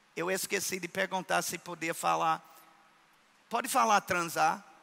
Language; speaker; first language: Portuguese; non-native, fluent; English